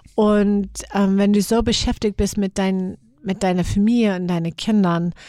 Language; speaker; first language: German; non-native, fluent; English